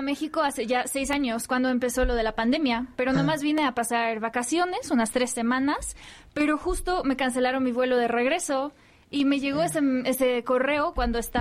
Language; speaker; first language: Spanish; non-native, fluent; Polish